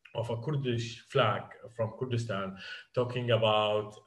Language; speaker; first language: English; non-native, fluent; Arabic